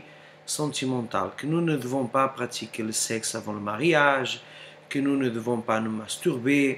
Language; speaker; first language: French; non-native, fluent; Portuguese